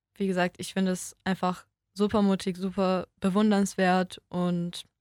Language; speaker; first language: German; early bilingual, other home language; Polish